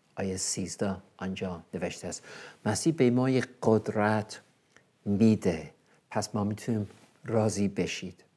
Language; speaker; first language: Persian; non-native, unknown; English